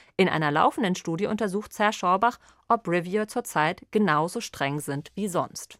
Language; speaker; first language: German; native; German